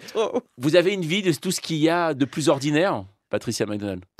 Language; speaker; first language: French; native; French